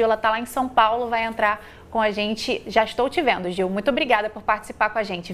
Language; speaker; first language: Portuguese; native; Portuguese